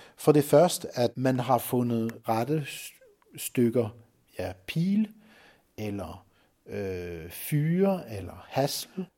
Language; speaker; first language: Danish; non-native, fluent; French